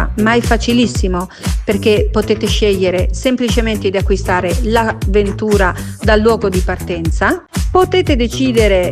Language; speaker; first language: Italian; native; Italian